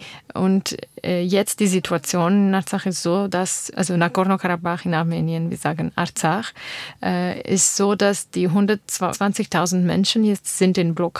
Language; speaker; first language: German; non-native, learner; Armenian